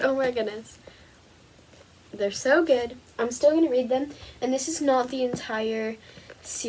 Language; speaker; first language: English; native; English